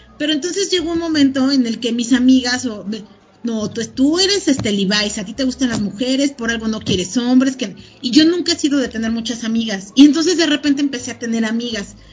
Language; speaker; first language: Spanish; native; Spanish